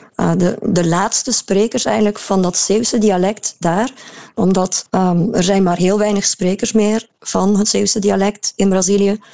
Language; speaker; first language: Dutch; native; Dutch